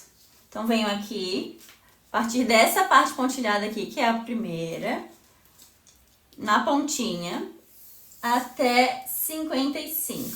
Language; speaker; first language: Portuguese; native; Portuguese